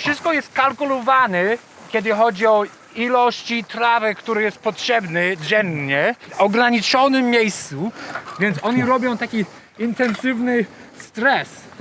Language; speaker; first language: Polish; non-native, learner; English